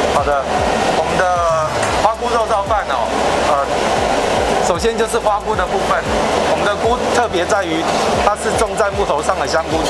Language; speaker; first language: Chinese; native; Chinese